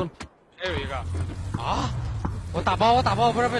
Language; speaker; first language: Chinese; native; Chinese